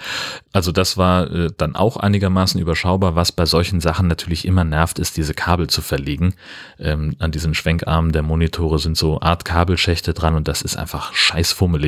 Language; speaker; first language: German; native; German